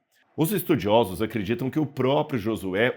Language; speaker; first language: Portuguese; native; Portuguese